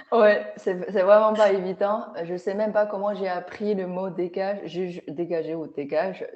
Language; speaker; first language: French; non-native, fluent; Chinese